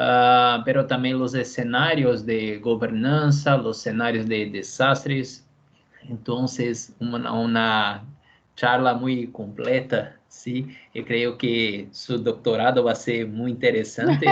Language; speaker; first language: Spanish; non-native, fluent; Portuguese